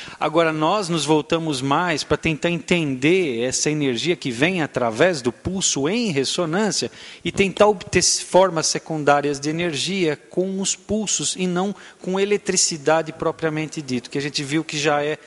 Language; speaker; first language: Portuguese; native; Portuguese